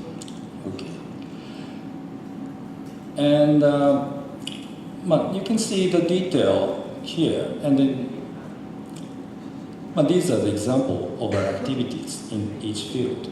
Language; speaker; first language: English; non-native, fluent; Japanese